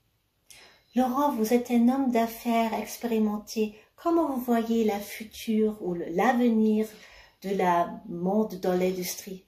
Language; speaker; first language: French; non-native, fluent; German